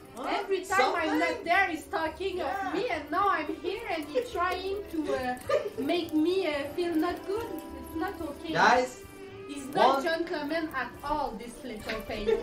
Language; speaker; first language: English; non-native, learner; French